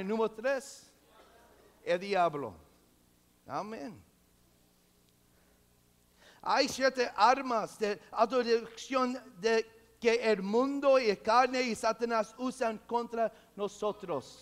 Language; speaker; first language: Spanish; non-native, local second language; English